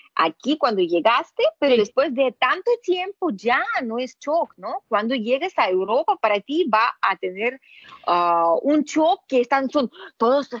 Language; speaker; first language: Spanish; non-native, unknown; Russian